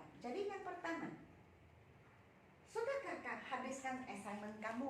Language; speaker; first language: Indonesian; non-native, local second language; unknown